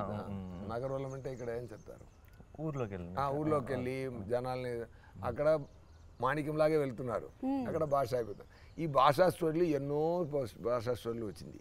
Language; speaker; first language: Telugu; non-native, local second language; Tamil